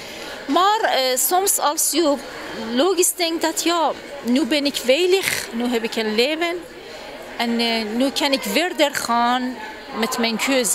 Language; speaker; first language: Dutch; non-native, fluent; Persian